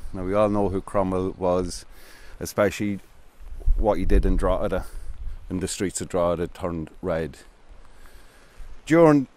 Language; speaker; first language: English; native; English